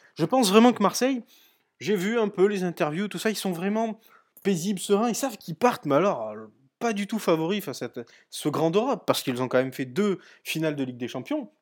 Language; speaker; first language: French; native; French